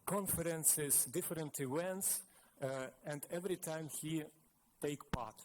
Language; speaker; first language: English; non-native, fluent; Russian